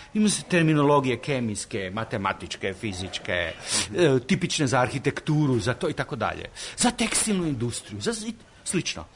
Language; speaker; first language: Croatian; native; Croatian